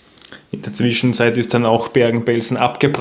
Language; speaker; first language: German; native; German